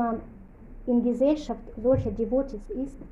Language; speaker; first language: German; non-native, fluent; Russian